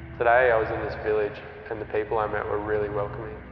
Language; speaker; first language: English; native; English